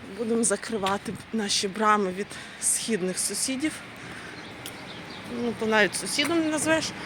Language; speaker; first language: Ukrainian; native; Ukrainian